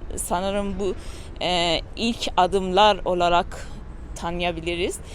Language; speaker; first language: Turkish; non-native, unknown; Persian